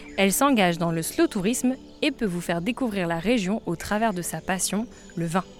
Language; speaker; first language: French; native; French